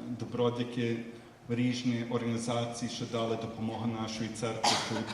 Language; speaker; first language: Ukrainian; early bilingual, heritage; Ukrainian